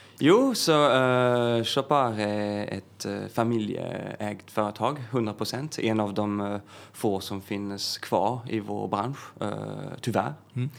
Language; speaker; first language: Swedish; early bilingual, heritage; French